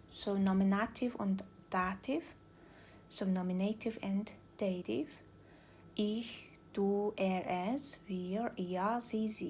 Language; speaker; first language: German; non-native, learner; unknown